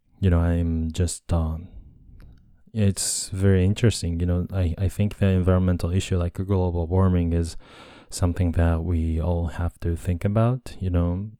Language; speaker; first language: English; non-native, fluent; Japanese